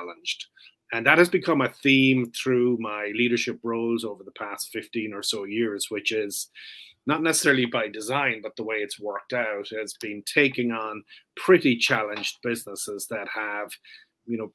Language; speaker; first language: English; native; English